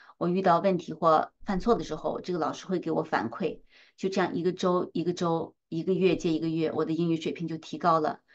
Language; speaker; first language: Chinese; native; Chinese